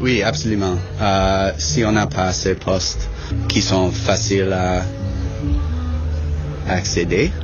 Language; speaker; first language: French; non-native, local second language; English